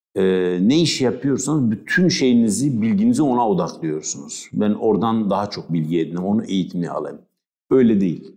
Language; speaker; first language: Turkish; non-native, local second language; Kurdish